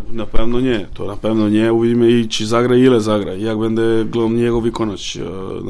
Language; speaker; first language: Polish; non-native, learner; Serbian